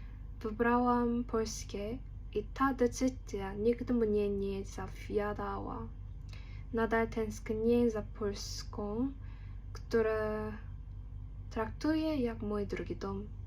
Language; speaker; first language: Polish; non-native, learner; Korean